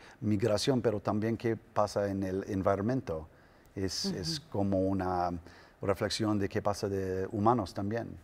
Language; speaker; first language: Spanish; non-native, learner; English